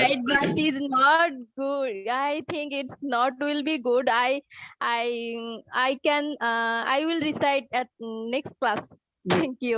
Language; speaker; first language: English; non-native, learner; Bangla